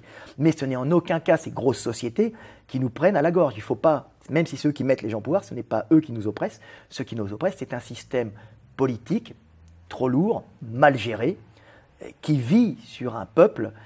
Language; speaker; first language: French; native; French